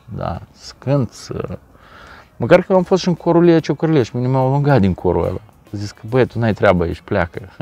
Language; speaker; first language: Romanian; non-native, local second language; Russian